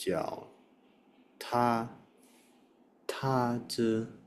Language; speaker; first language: Chinese; non-native, learner; Indonesian